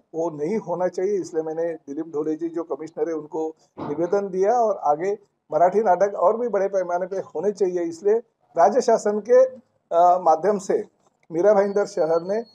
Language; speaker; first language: Hindi; non-native, local second language; Marathi